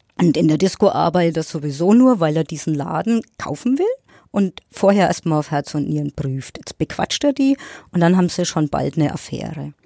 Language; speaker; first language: German; native; German